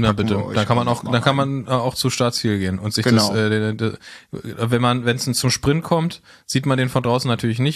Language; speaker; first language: German; native; German